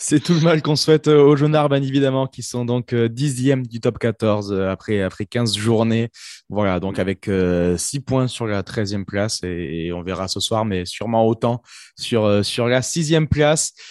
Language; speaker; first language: French; native; French